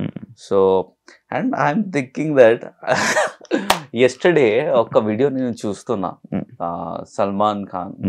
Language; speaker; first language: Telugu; non-native, learner; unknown